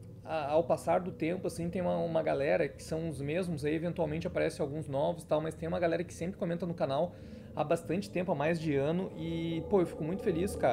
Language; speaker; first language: Portuguese; native; Portuguese